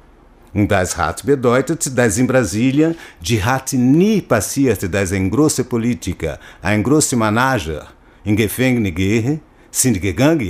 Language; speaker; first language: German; non-native, learner; Portuguese